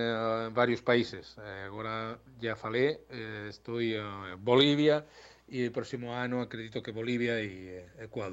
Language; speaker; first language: Portuguese; non-native, learner; Spanish